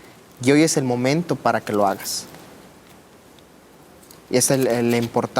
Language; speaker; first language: Spanish; native; Spanish